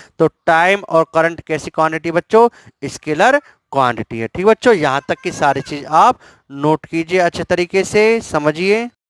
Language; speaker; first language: Hindi; native; Hindi